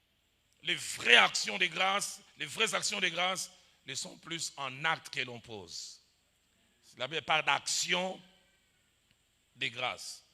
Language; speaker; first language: French; non-native, local second language; Lingala